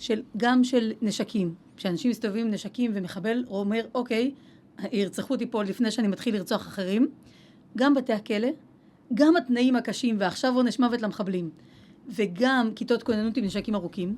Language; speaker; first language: Hebrew; native; Hebrew